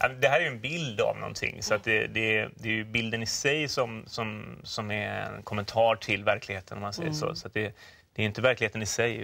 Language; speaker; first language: Swedish; native; Swedish